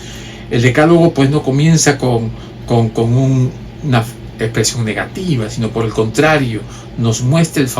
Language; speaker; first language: Spanish; native; Spanish